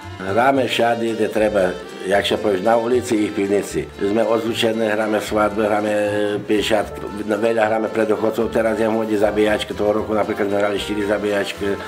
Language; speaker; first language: Slovak; non-native, local second language; Rusyn